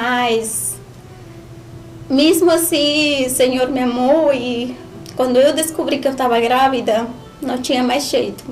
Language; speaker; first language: Portuguese; non-native, learner; Spanish